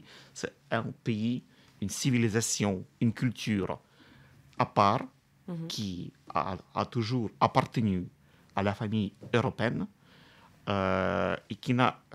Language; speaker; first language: French; non-native, fluent; Russian